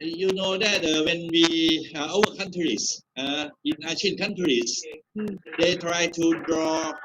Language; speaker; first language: English; non-native, fluent; Thai